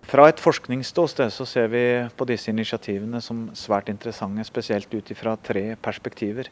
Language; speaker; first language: Norwegian; native; Norwegian